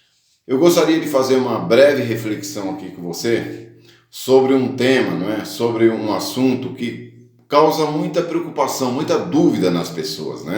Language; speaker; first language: Portuguese; native; Portuguese